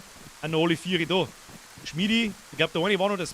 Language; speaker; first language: German; native; German